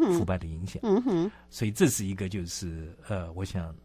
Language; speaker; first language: Chinese; native; Chinese